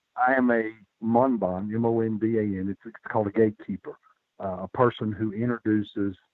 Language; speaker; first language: English; native; English